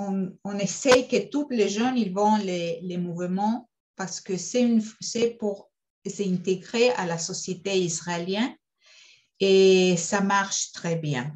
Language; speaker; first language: French; non-native, fluent; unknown